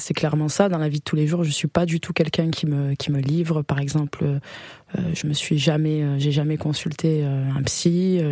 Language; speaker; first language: French; native; French